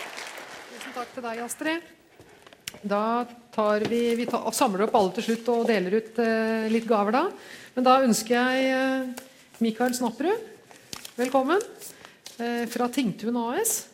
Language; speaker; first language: Norwegian; native; Norwegian